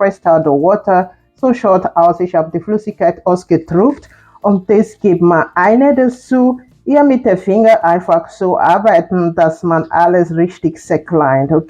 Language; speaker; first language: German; non-native, fluent; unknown